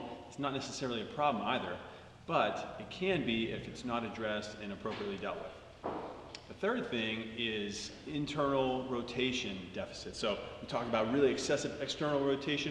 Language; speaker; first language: English; native; English